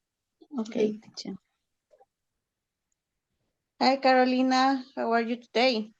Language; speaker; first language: English; non-native, learner; Spanish